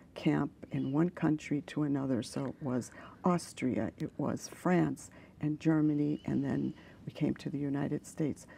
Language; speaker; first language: English; early bilingual, other home language; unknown